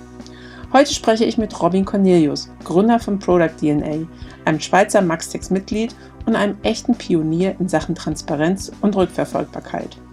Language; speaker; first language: German; native; German